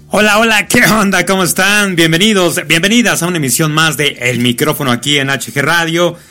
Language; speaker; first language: Spanish; native; Spanish